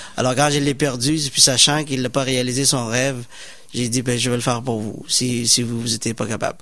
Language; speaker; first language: French; non-native, fluent; Somali